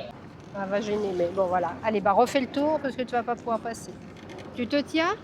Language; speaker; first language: French; native; French